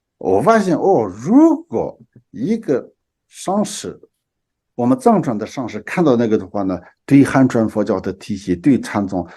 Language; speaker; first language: Chinese; non-native, local second language; Tibetan